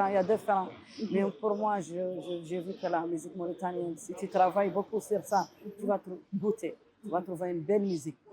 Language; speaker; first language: French; non-native, learner; Arabic